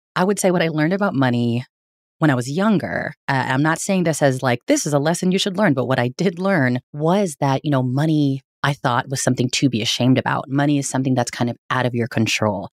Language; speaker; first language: English; early bilingual, other home language; Filipino